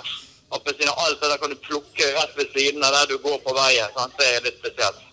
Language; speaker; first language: Norwegian; native; Norwegian